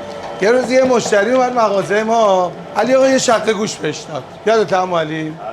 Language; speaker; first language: Persian; native; Persian